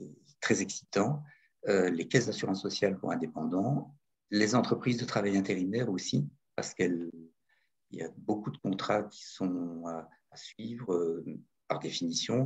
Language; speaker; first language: French; native; French